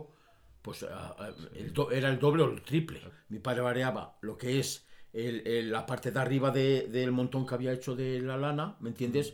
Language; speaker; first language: Spanish; native; Spanish